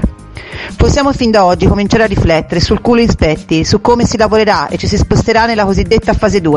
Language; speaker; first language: Italian; native; Italian